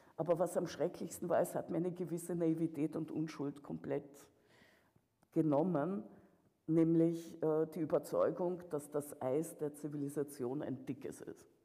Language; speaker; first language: German; early bilingual, other home language; Russian